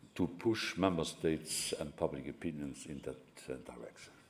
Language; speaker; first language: English; non-native, fluent; Luxembourgish